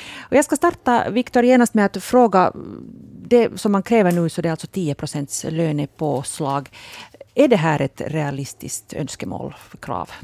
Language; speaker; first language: Swedish; native; Swedish